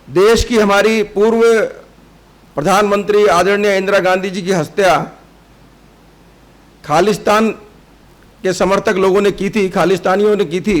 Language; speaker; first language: Hindi; native; Hindi